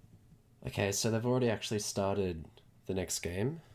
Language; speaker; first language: English; native; English